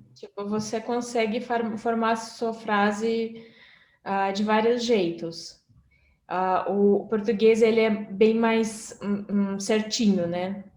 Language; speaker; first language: Portuguese; non-native, fluent; Russian